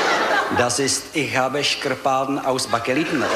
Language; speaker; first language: German; non-native, learner; Czech